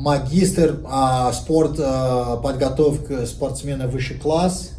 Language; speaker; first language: Russian; non-native, fluent; Portuguese